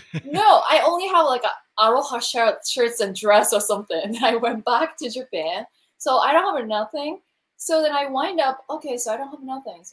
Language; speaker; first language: English; non-native, learner; Japanese